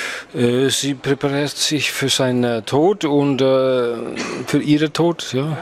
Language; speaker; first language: German; non-native, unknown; Icelandic